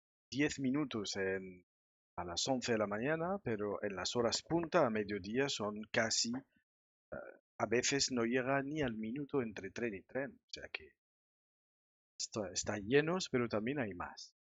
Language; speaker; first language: Spanish; non-native, fluent; French